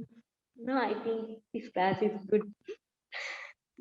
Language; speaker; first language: English; non-native, learner; Sinhala